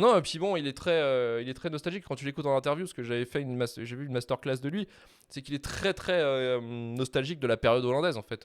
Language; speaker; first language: French; native; French